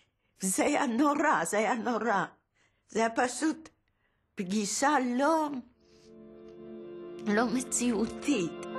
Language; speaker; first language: Hebrew; early bilingual, other home language; Polish